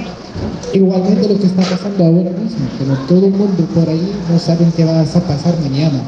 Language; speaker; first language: Spanish; non-native, fluent; Arabic